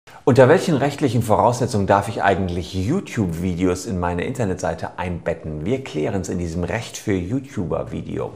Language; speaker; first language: German; native; German